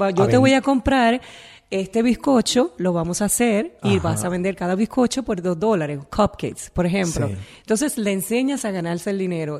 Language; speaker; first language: Spanish; native; Spanish